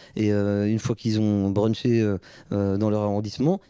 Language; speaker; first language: French; native; French